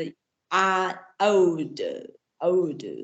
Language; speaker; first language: English; non-native, learner; Vietnamese